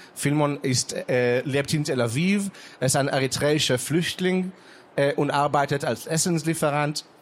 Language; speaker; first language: German; non-native, fluent; Hebrew